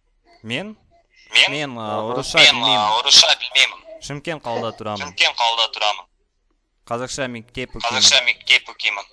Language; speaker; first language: Kazakh; non-native, learner; Russian